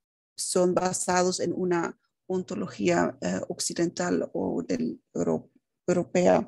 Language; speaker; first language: Spanish; non-native, fluent; Dutch